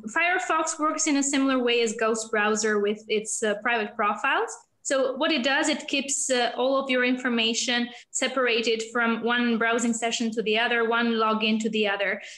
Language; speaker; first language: English; non-native, fluent; Albanian